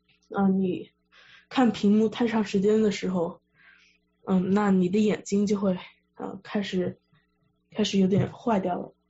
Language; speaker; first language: Chinese; early bilingual, heritage; Chinese